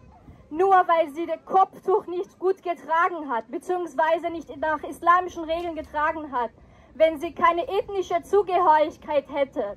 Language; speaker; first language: German; non-native, fluent; Persian